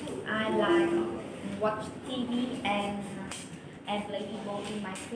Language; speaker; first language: English; non-native, learner; Vietnamese